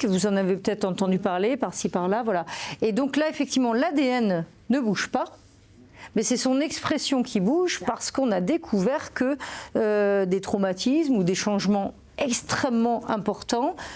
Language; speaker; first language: French; native; French